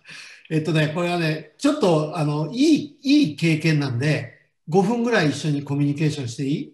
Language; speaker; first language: Japanese; native; Japanese